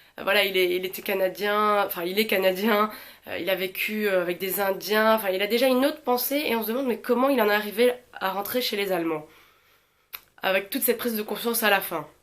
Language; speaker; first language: French; native; French